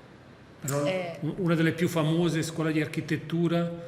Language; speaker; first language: Italian; native; Italian